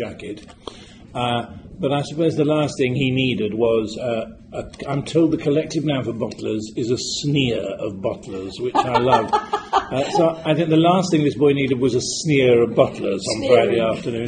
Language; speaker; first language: English; native; English